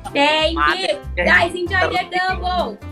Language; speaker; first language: English; non-native, learner; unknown